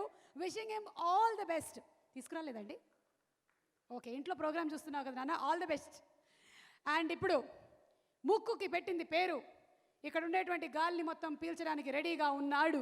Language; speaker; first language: Telugu; native; Telugu